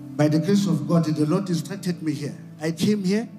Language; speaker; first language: English; non-native, local second language; Southern Sotho